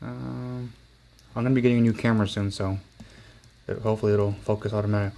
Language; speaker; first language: English; native; English